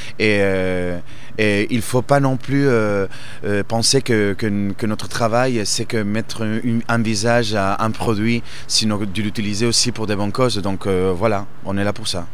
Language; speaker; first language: French; non-native, fluent; Spanish